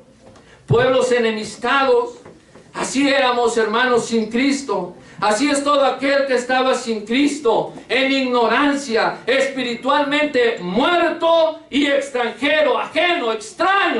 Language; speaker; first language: Spanish; native; Spanish